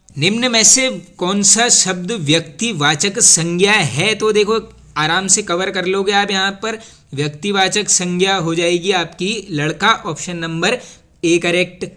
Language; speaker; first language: Hindi; native; Hindi